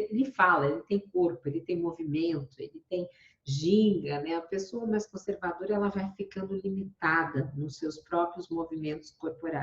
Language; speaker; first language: Portuguese; native; Portuguese